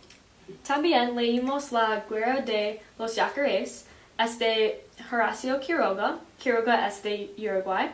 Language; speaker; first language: Spanish; non-native, learner; English